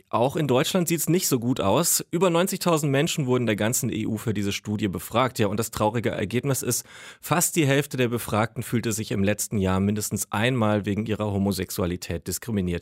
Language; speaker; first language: German; native; German